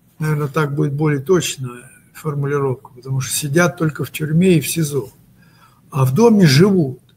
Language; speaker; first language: Russian; native; Russian